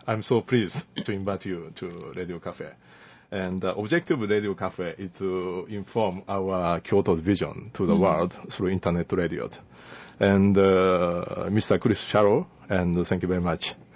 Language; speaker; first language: English; non-native, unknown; Japanese